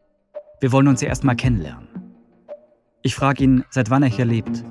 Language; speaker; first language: German; native; German